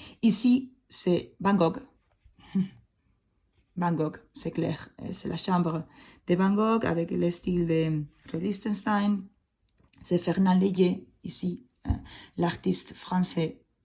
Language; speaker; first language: French; non-native, fluent; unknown